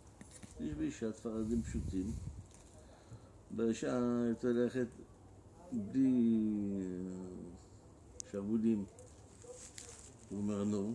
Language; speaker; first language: Hebrew; non-native, fluent; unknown